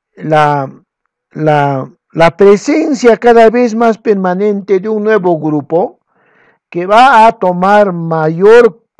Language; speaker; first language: Spanish; non-native, local second language; Quechua